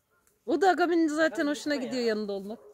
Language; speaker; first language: Turkish; native; Turkish